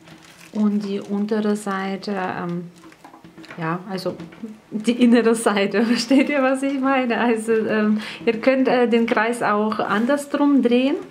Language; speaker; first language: German; native; German